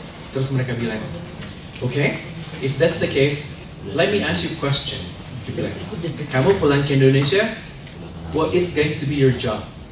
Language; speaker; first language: English; non-native, fluent; Indonesian